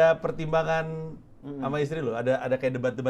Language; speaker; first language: Indonesian; native; Indonesian